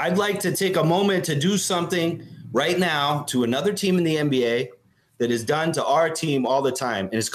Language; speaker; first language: English; native; English